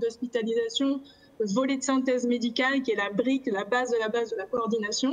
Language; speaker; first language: French; native; French